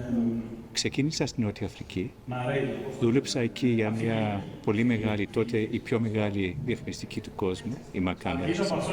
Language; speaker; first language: Greek; early bilingual, heritage; Greek